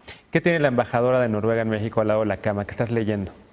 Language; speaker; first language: Spanish; native; Spanish